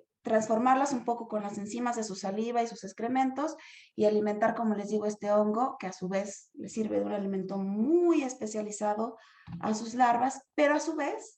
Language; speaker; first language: Spanish; native; Spanish